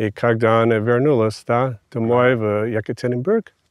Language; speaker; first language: Russian; non-native, fluent; English